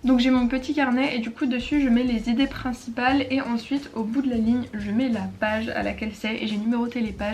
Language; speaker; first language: French; native; French